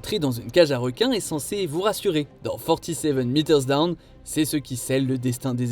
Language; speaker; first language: French; native; French